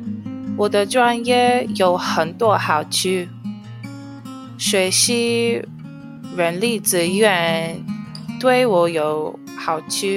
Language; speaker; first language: Chinese; non-native, learner; English